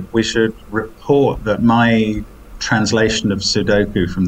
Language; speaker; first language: English; native; English